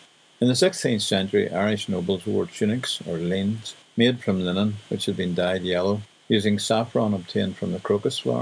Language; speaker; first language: English; native; English